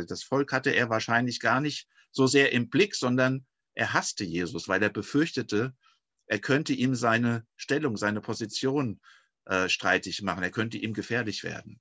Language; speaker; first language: German; native; German